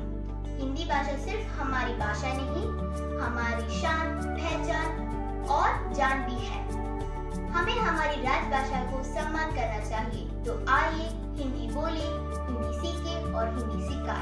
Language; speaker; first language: Hindi; non-native, local second language; Malayalam